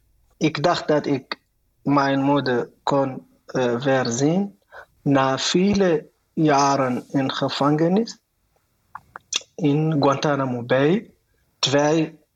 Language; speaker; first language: Dutch; non-native, learner; Arabic